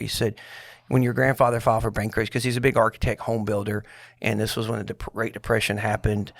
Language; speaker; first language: English; native; English